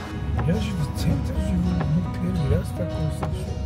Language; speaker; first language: Russian; non-native, local second language; Tajik